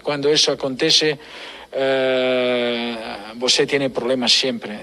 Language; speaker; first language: Portuguese; non-native, fluent; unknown